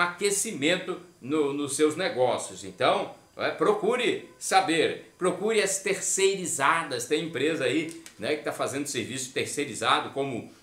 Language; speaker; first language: Portuguese; native; Portuguese